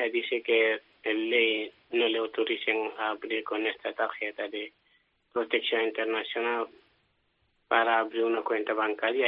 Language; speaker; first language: Spanish; non-native, learner; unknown